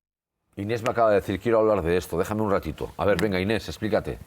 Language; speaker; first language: Spanish; native; Spanish